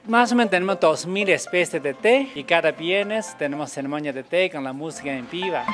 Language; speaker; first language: Spanish; non-native, learner; Chinese